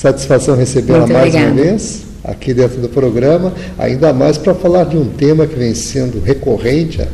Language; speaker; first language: Portuguese; native; Portuguese